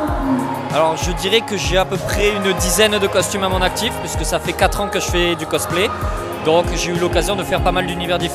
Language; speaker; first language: French; native; French